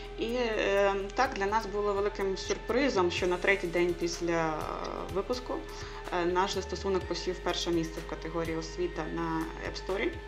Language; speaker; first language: Ukrainian; native; Ukrainian